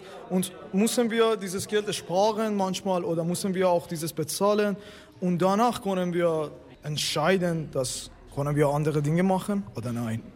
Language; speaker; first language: German; non-native, learner; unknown